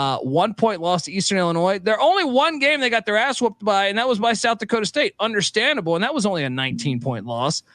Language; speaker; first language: English; native; English